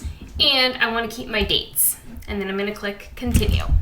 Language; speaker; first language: English; native; English